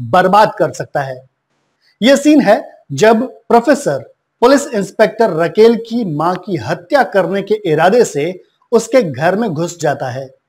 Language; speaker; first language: Hindi; native; Hindi